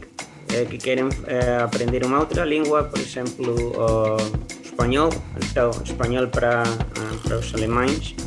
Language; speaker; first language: Portuguese; non-native, learner; Spanish